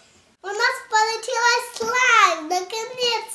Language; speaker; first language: Russian; early bilingual, heritage; Russian